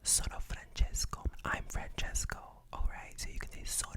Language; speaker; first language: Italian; non-native, learner; English